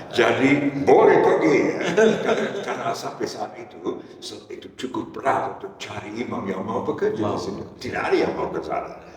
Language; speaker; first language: Indonesian; non-native, fluent; English